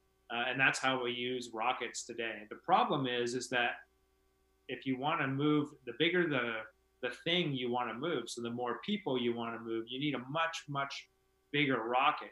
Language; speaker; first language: English; native; English